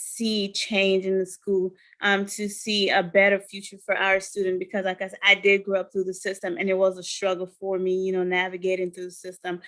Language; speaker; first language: English; non-native, fluent; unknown